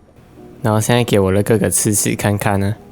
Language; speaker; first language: Chinese; native; Chinese